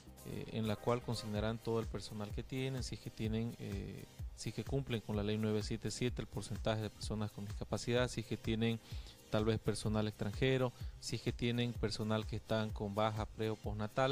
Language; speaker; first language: Spanish; native; Spanish